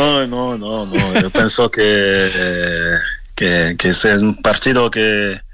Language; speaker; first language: Spanish; non-native, fluent; French